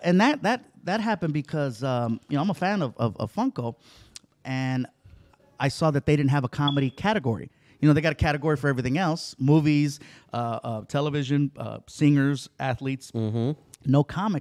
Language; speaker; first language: English; early bilingual, other home language; Spanish